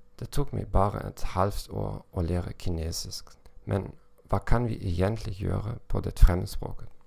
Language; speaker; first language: Norwegian; non-native, learner; German